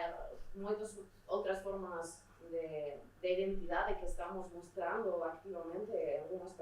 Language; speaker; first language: Galician; non-native, local second language; Spanish